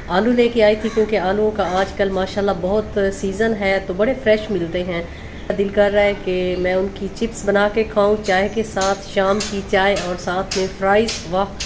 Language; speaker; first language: Urdu; non-native, local second language; Punjabi